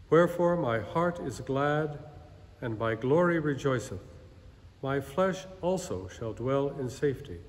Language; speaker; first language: English; native; English